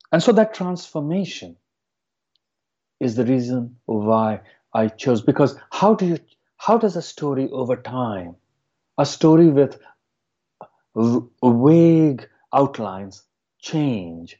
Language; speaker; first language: English; non-native, local second language; Hindi